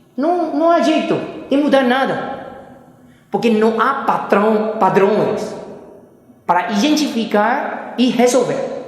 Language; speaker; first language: Portuguese; non-native, fluent; Spanish